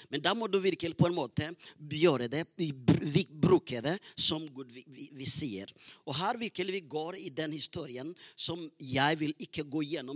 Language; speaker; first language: Norwegian; non-native, fluent; Rundi